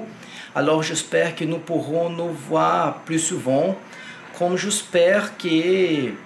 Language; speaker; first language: French; non-native, fluent; Portuguese